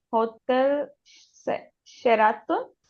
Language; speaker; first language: English; non-native, learner; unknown